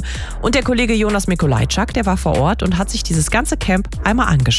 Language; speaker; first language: German; native; German